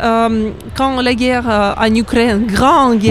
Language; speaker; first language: French; non-native, learner; Ukrainian